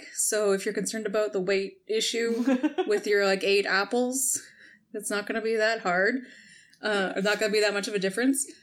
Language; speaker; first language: English; native; English